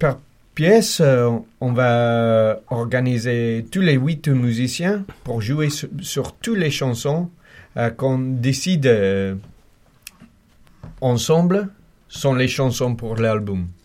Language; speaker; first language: French; non-native, fluent; English